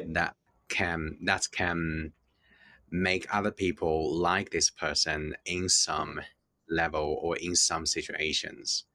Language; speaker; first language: English; non-native, fluent; Chinese